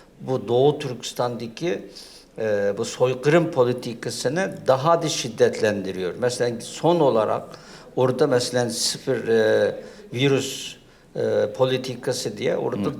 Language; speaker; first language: Turkish; non-native, fluent; Uyghur